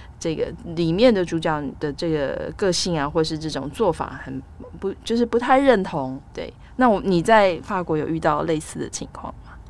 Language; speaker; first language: Chinese; native; Chinese